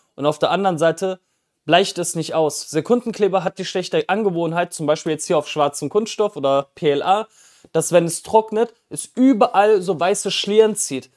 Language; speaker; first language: German; native; German